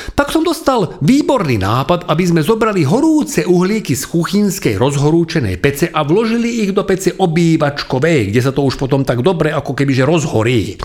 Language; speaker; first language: Slovak; non-native, local second language; Hungarian